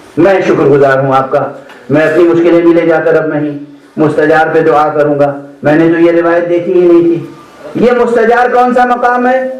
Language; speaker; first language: Urdu; native; Urdu